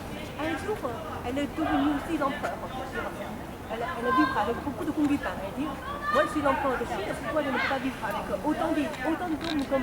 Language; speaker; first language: French; non-native, learner; Chinese